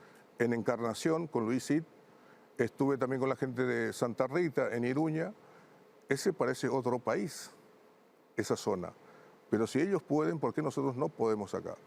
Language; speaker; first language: Spanish; native; Spanish